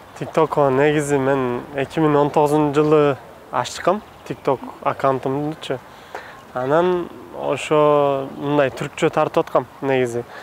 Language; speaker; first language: Kyrgyz; non-native, fluent; Turkish